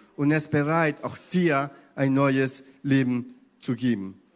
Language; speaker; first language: German; non-native, fluent; Spanish